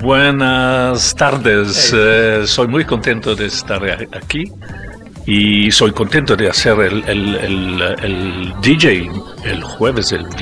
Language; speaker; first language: Spanish; non-native, learner; Italian